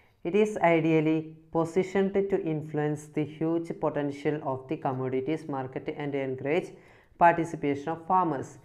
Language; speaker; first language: English; non-native, local second language; Malayalam